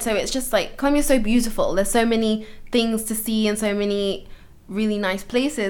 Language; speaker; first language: English; native; English